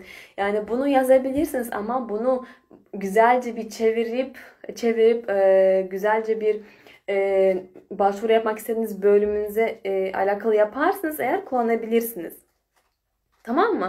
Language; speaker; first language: Turkish; non-native, fluent; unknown